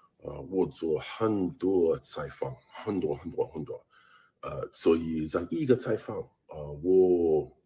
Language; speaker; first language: Chinese; non-native, learner; English